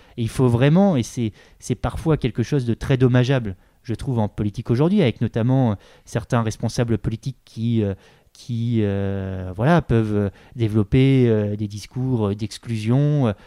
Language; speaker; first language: French; native; French